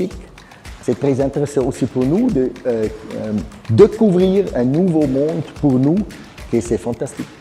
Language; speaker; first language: French; non-native, fluent; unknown